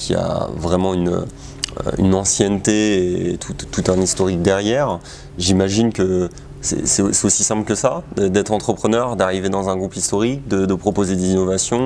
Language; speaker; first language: French; native; French